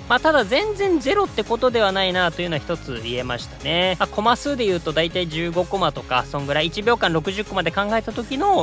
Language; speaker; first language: Japanese; native; Japanese